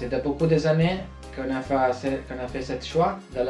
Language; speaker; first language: French; non-native, learner; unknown